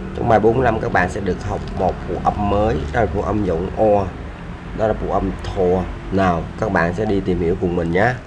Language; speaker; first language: Vietnamese; non-native, local second language; Khmer